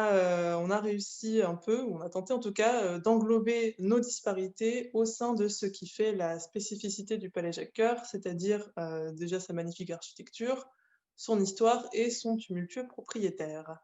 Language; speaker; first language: French; native; French